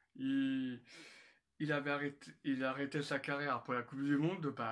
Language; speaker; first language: French; native; French